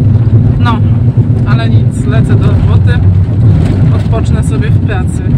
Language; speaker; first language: Polish; native; Polish